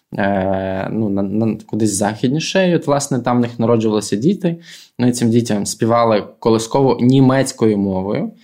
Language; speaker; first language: Ukrainian; non-native, local second language; Russian